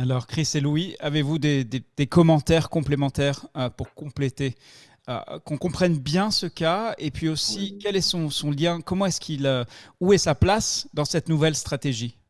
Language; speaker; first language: French; native; French